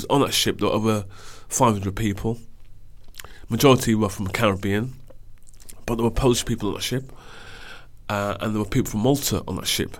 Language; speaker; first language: English; native; English